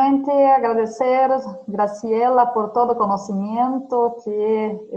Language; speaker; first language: Spanish; non-native, fluent; Portuguese